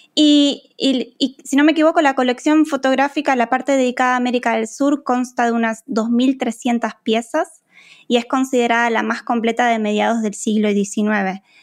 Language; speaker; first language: Spanish; native; Spanish